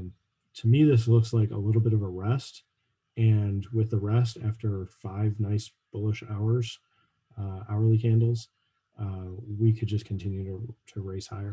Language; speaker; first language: English; native; English